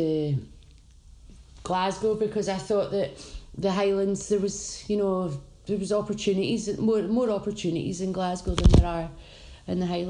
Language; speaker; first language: English; native; English